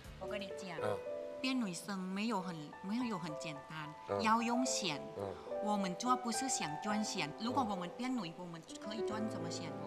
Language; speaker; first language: Chinese; non-native, learner; Thai